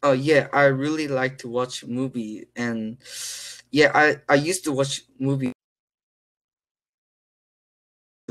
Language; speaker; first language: English; non-native, learner; Korean